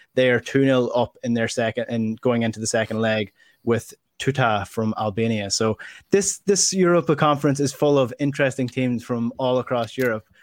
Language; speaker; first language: English; native; English